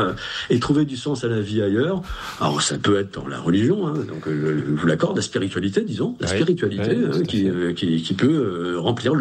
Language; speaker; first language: French; native; French